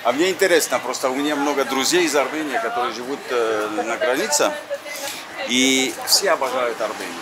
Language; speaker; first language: Russian; non-native, learner; English